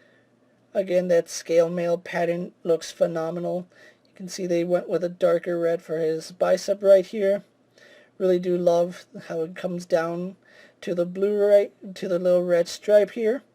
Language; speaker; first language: English; native; English